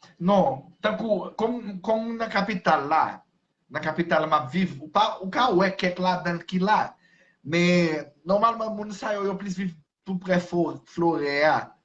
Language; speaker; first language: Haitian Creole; non-native, fluent; Portuguese